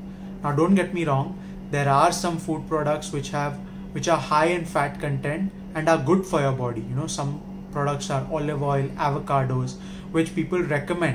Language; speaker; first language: English; non-native, local second language; Hindi